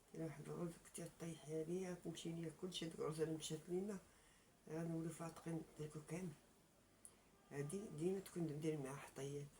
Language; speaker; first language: Arabic; native; Arabic